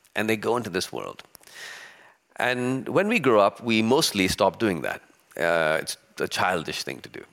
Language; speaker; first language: English; early bilingual, other home language; Urdu